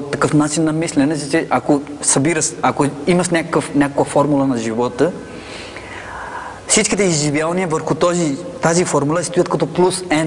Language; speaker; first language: Bulgarian; non-native, fluent; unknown